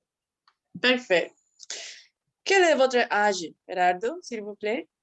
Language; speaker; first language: French; non-native, learner; Spanish